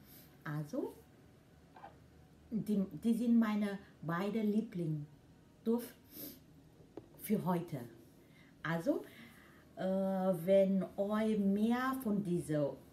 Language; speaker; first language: German; non-native, learner; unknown